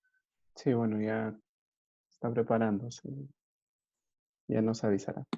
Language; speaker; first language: Spanish; native; Spanish